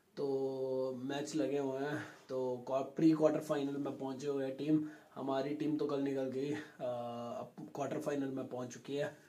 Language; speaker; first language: Hindi; native; Hindi